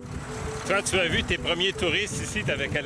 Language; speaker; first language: French; native; French